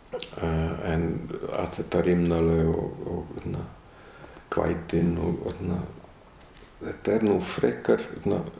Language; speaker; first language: Icelandic; non-native, fluent; Hungarian